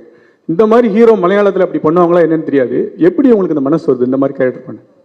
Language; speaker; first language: Tamil; native; Tamil